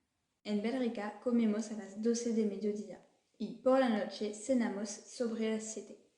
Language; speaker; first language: Spanish; non-native, learner; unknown